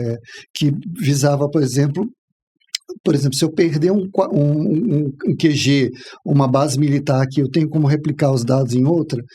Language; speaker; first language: Portuguese; native; Portuguese